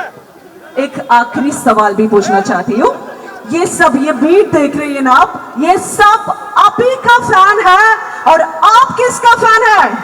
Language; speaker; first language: Hindi; non-native, local second language; Malayalam